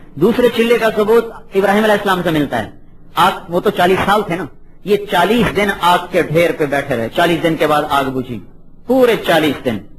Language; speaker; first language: Urdu; non-native, local second language; Punjabi